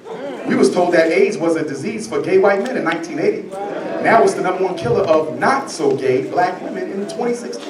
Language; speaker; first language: English; native; English